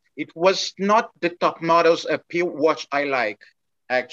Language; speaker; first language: English; non-native, fluent; Portuguese